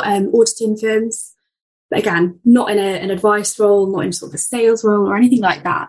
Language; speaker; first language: English; native; English